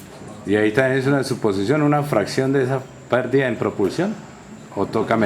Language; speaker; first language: Spanish; native; Spanish